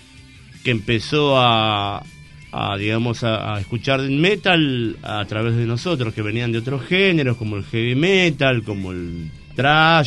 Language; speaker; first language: Spanish; native; Spanish